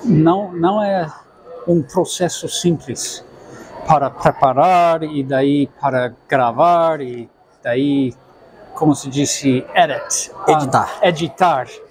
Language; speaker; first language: Portuguese; non-native, fluent; English